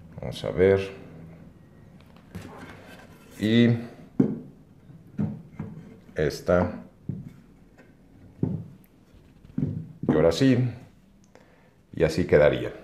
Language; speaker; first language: Spanish; native; Spanish